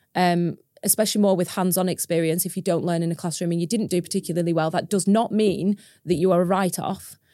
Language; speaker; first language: English; native; English